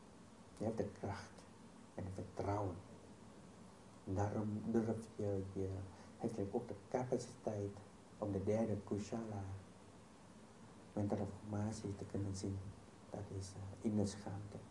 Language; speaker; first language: Dutch; non-native, fluent; Vietnamese